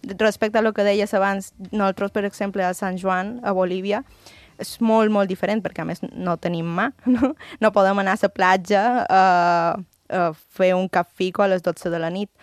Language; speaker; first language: Catalan; early bilingual, other home language; Spanish